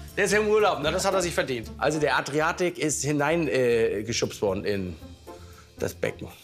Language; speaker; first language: German; native; German